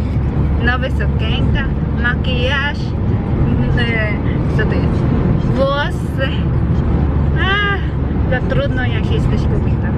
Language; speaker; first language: Polish; non-native, learner; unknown